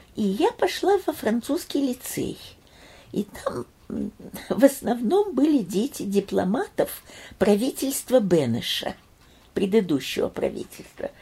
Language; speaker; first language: Russian; early bilingual, heritage; Russian